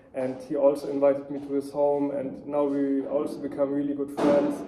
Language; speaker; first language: English; non-native, fluent; German